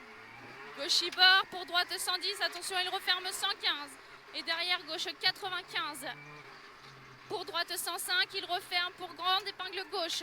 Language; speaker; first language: French; native; French